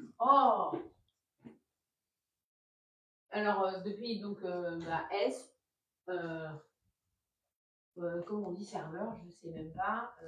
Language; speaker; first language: French; native; French